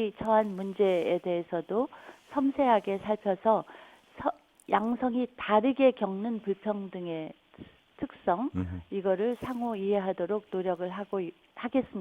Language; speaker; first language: Korean; native; Korean